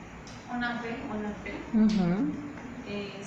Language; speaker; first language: French; non-native, learner; Spanish